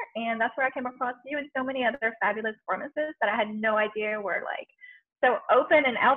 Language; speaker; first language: English; native; English